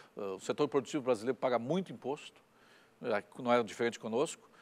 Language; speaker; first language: Portuguese; native; Portuguese